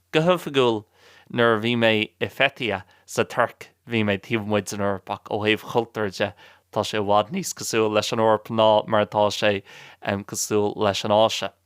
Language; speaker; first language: Irish; non-native, local second language; English